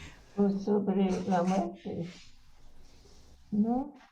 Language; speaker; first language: Spanish; non-native, learner; English